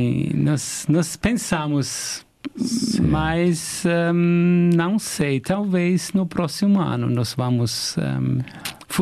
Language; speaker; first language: Portuguese; non-native, fluent; German